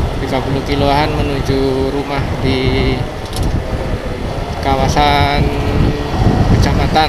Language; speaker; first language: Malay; non-native, local second language; Javanese